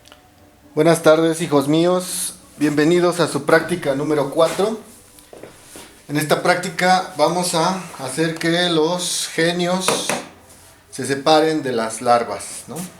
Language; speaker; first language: Spanish; native; Spanish